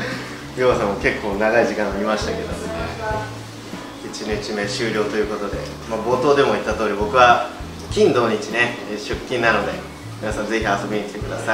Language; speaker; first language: Japanese; native; Japanese